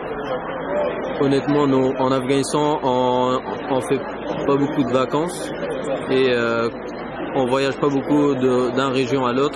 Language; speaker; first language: French; non-native, fluent; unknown